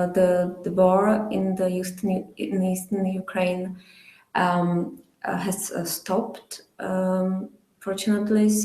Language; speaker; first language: English; non-native, fluent; Czech